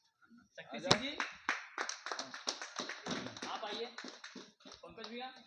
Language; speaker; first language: Hindi; native; Hindi